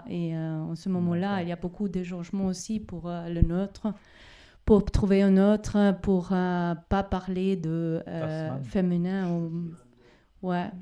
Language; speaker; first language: French; non-native, learner; German